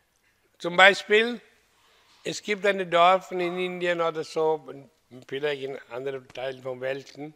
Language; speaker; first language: German; non-native, fluent; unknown